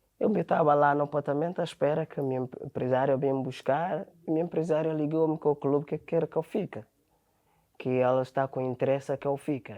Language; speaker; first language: Portuguese; non-native, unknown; Akan